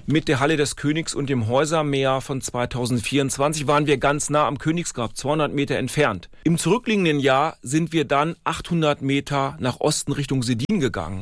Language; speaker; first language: German; native; German